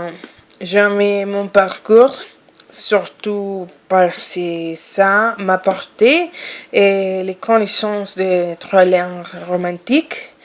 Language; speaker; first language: French; non-native, fluent; Spanish